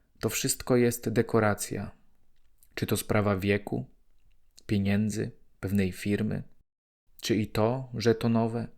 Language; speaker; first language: Polish; native; Polish